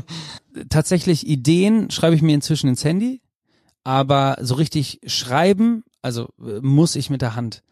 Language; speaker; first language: German; native; German